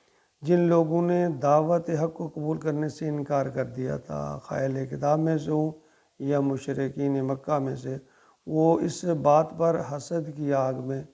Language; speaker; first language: Urdu; native; Urdu